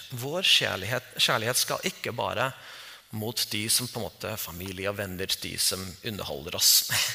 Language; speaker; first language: Norwegian; non-native, fluent; English